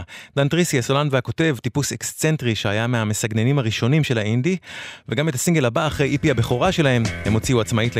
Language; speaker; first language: Hebrew; native; Hebrew